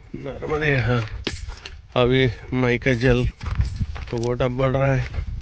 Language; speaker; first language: Hindi; non-native, local second language; Marathi